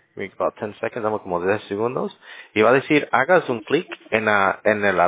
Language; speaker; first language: Spanish; early bilingual, heritage; English